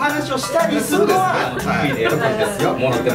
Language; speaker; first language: Japanese; native; Japanese